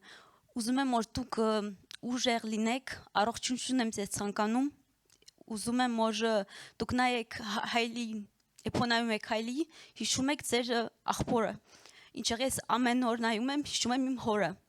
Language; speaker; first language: Armenian; early bilingual, heritage; Armenian